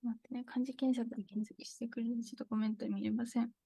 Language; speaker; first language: Japanese; early bilingual, heritage; Japanese